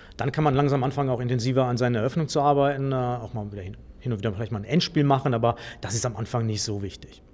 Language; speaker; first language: German; native; German